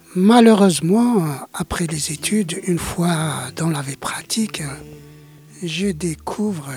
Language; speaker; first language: French; non-native, local second language; Kabyle